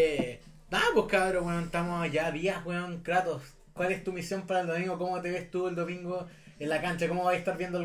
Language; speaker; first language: Spanish; native; Spanish